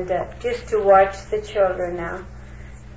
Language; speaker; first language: English; non-native, fluent; Greek